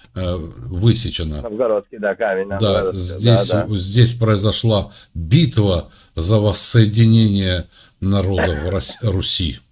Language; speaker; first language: Russian; native; Russian